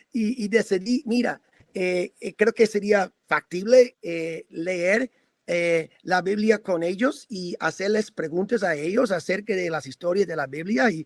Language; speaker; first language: Spanish; non-native, fluent; English